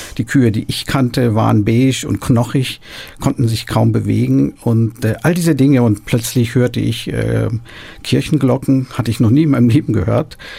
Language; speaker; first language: German; early bilingual, other home language; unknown